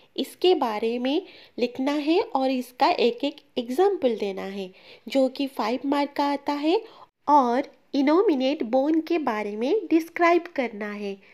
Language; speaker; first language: Hindi; non-native, local second language; Bangla